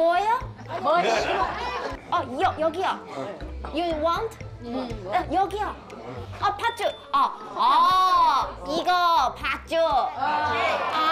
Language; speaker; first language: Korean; non-native, learner; Chinese